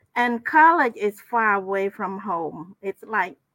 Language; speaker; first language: English; non-native, fluent; Khmer